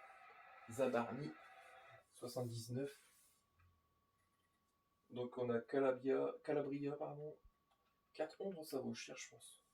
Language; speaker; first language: French; native; French